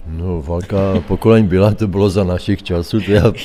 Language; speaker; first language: Polish; non-native, learner; Czech